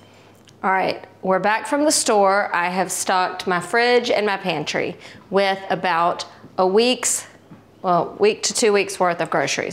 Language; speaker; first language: English; native; English